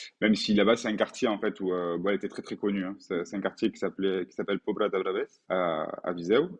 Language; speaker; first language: French; native; French